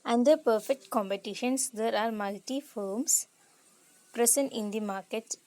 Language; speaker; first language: English; non-native, local second language; Malayalam